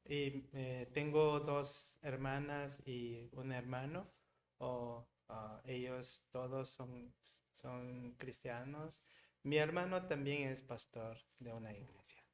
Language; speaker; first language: Spanish; non-native, learner; Korean